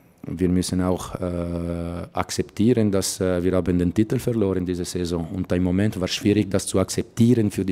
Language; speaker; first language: German; non-native, local second language; Italian